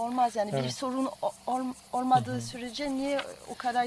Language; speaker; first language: Turkish; non-native, fluent; French